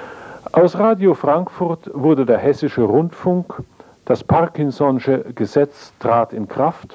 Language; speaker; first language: German; native; German